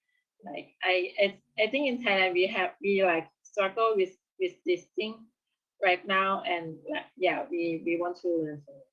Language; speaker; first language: English; non-native, learner; Thai